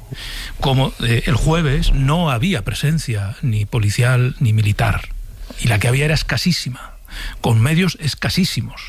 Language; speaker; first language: Spanish; native; Spanish